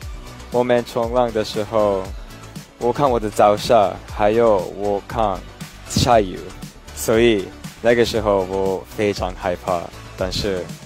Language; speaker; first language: Chinese; non-native, learner; English